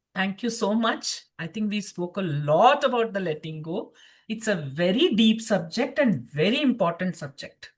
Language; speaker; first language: English; non-native, local second language; Kannada